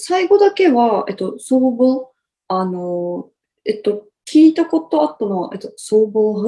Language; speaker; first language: Japanese; non-native, fluent; Russian